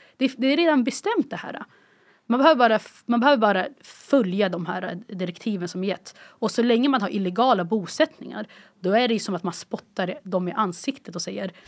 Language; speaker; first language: Swedish; early bilingual, other home language; Arabic